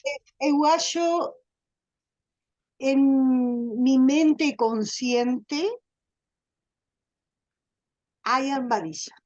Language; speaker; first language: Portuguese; non-native, learner; Spanish